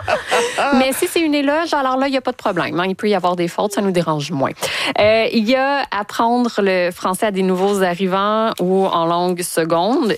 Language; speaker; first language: French; native; French